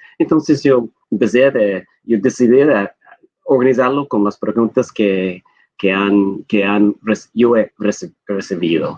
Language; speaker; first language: Spanish; non-native, fluent; English